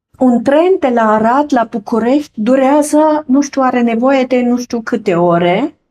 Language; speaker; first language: Romanian; non-native, fluent; German